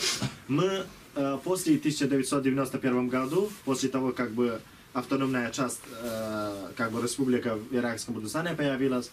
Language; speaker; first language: Russian; non-native, learner; Kurdish